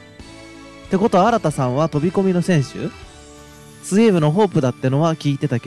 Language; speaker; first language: Japanese; native; Japanese